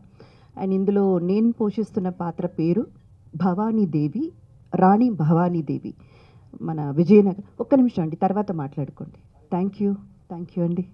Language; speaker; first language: Telugu; native; Telugu